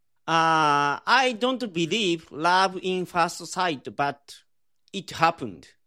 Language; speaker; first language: English; non-native, learner; Japanese